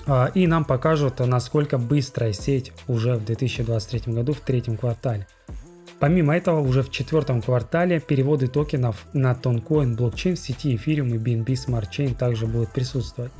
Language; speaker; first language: Russian; native; Russian